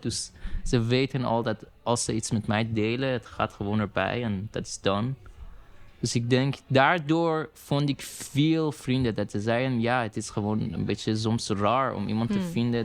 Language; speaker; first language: Dutch; non-native, learner; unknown